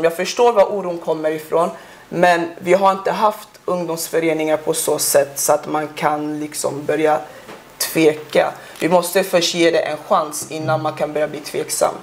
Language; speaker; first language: Swedish; early bilingual, other home language; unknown